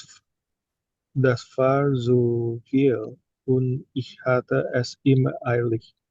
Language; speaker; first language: German; non-native, learner; Indonesian